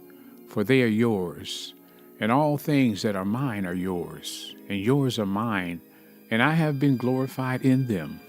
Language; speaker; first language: English; native; English